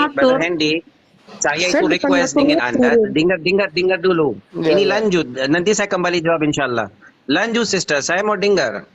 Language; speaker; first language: Indonesian; non-native, learner; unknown